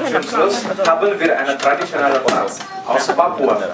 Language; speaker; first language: German; non-native, learner; Indonesian